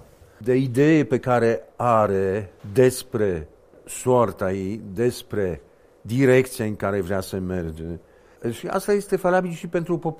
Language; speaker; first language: Romanian; non-native, fluent; Polish